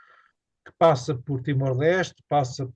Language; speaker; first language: Portuguese; native; Portuguese